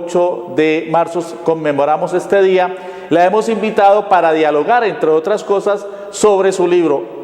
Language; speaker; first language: Spanish; native; Spanish